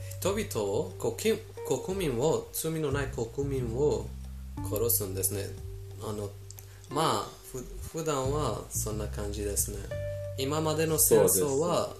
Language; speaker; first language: Japanese; non-native, fluent; Persian